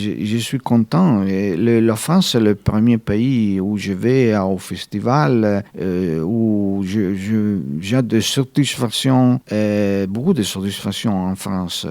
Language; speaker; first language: French; non-native, fluent; Italian